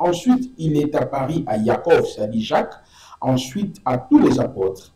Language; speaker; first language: French; non-native, local second language; Lingala